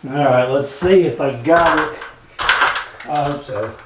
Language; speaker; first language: English; native; English